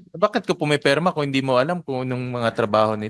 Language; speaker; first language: Filipino; native; Filipino